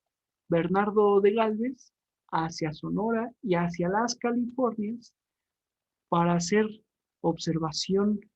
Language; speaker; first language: Spanish; native; Spanish